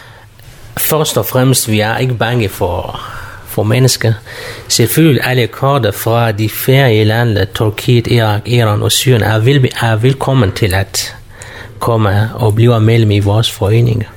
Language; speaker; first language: Danish; non-native, learner; Kurdish